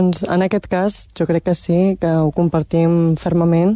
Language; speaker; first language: Catalan; early bilingual, other home language; Chinese